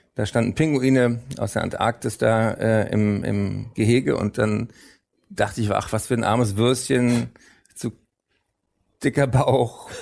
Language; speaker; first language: German; native; German